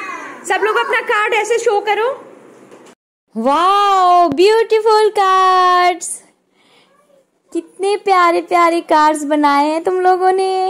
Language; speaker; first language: Hindi; native; Hindi